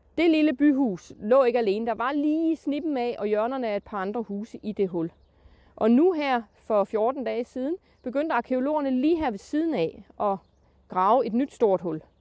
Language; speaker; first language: Danish; native; Danish